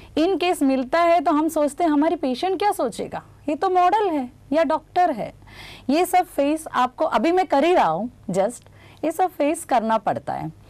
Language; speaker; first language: Hindi; non-native, local second language; Gujarati